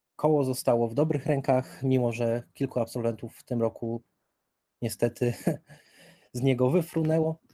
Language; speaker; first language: Polish; native; Polish